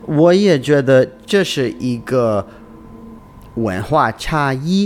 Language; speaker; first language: Chinese; non-native, learner; English